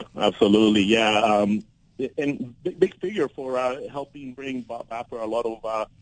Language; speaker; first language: English; early bilingual, other home language; Spanish